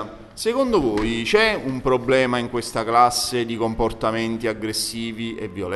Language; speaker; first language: Italian; native; Italian